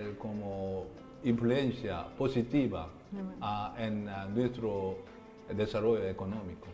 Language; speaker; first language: Spanish; non-native, learner; Korean